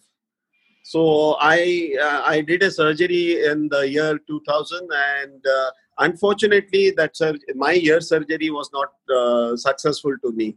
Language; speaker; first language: English; non-native, local second language; Marathi